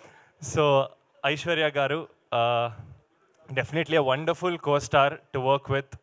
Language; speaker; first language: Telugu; non-native, learner; Kannada